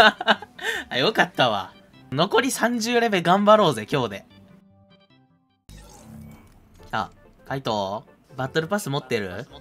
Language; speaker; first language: Japanese; native; Japanese